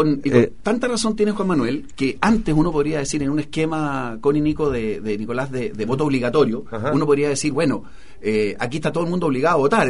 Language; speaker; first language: Spanish; native; Spanish